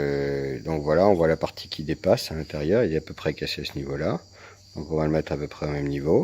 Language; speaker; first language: French; native; French